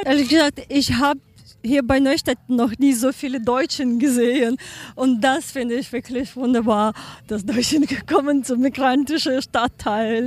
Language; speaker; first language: German; non-native, learner; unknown